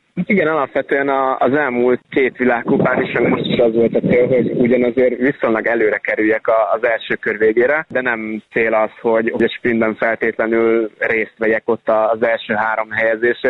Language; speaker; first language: Hungarian; native; Hungarian